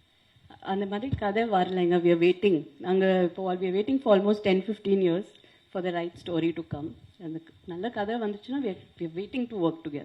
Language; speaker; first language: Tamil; non-native, local second language; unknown